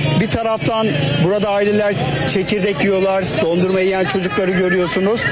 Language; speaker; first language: Turkish; native; Turkish